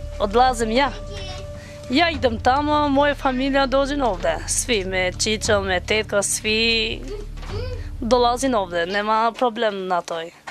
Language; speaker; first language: Serbian; non-native, learner; Albanian